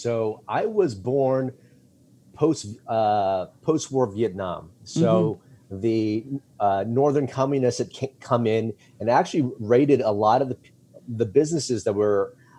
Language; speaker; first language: English; native; English